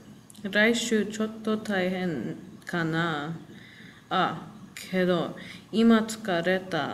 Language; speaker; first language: Japanese; non-native, learner; English